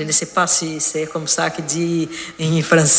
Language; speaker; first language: French; non-native, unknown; Portuguese